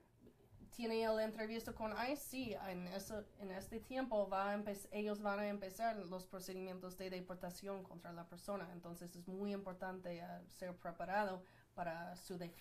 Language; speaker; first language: Spanish; non-native, fluent; English